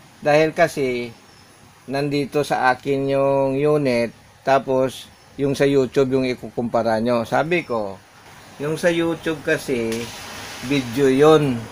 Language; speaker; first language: Filipino; non-native, local second language; Hiligaynon